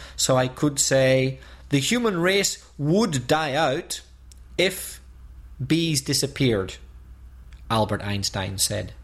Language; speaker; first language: English; native; English